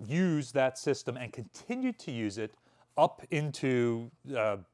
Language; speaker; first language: English; native; English